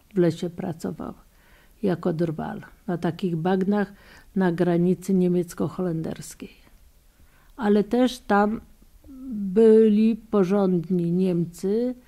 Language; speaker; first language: Polish; native; Polish